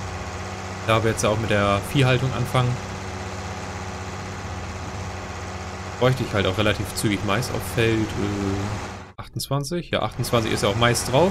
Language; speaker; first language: German; native; German